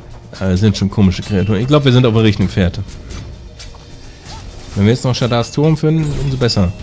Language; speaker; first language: German; native; German